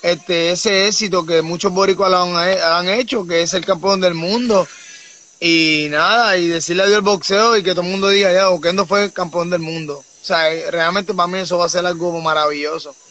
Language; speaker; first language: Spanish; native; Spanish